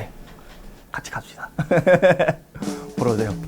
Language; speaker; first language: Korean; non-native, learner; English